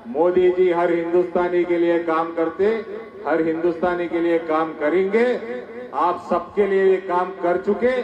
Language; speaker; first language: Hindi; non-native, local second language; Telugu